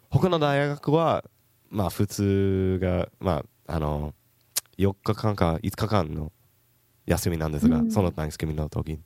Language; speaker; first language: Japanese; non-native, learner; English